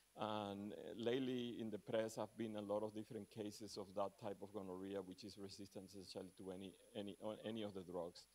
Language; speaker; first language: English; non-native, fluent; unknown